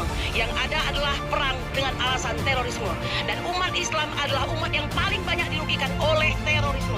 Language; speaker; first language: Indonesian; native; Indonesian